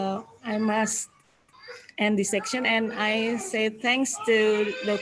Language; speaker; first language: English; non-native, fluent; Indonesian